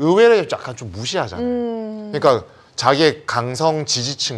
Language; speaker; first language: Korean; native; Korean